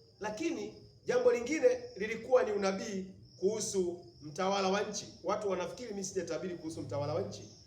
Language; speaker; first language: Swahili; native; Swahili